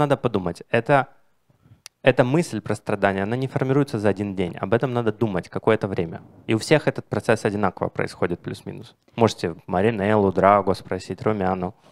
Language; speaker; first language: Russian; native; Russian